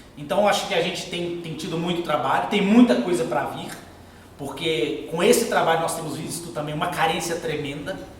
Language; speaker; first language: Portuguese; native; Portuguese